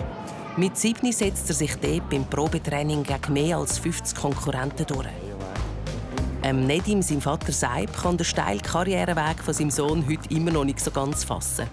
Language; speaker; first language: German; native; German